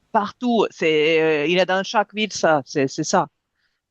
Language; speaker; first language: French; non-native, fluent; Serbian